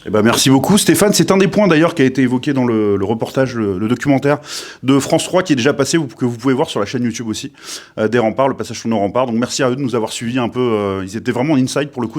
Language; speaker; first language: French; native; French